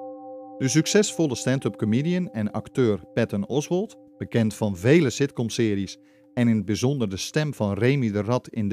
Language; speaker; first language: Dutch; native; Dutch